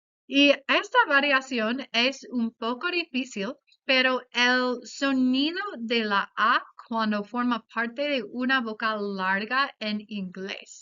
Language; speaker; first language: Spanish; non-native, fluent; English